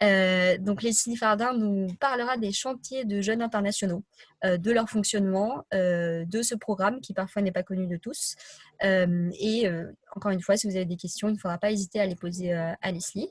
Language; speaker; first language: French; native; French